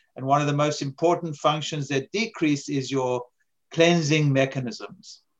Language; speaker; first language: English; native; English